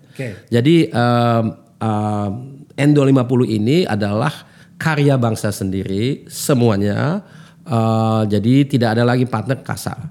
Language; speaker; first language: Indonesian; early bilingual, heritage; German